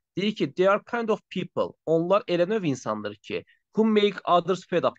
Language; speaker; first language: English; non-native, fluent; Azerbaijani